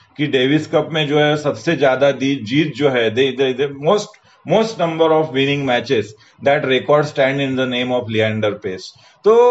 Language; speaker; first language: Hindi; non-native, local second language; Marathi